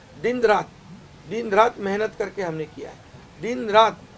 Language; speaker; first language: Hindi; non-native, local second language; Marathi